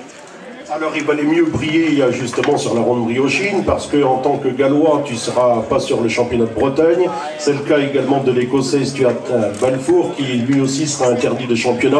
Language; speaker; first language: French; native; French